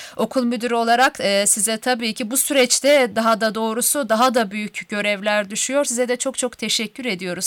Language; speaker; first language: Turkish; native; Turkish